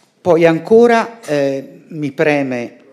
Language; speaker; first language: Italian; native; Italian